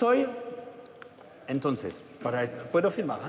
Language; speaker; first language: Spanish; non-native, learner; French